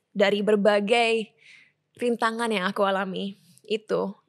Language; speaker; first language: Indonesian; early bilingual, heritage; Indonesian